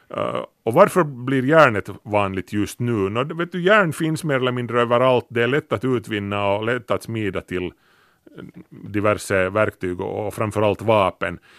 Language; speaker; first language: Swedish; native; Swedish